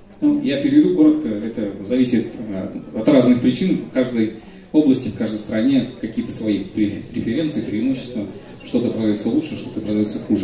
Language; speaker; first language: Russian; native; Russian